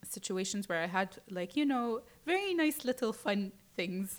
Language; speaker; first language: English; early bilingual, other home language; Arabic